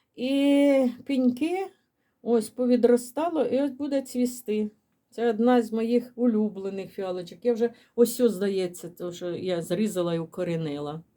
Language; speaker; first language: Ukrainian; non-native, local second language; Russian